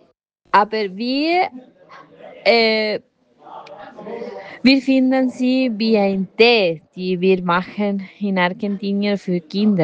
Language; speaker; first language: German; non-native, learner; Spanish